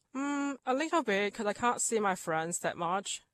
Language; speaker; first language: English; non-native, fluent; Chinese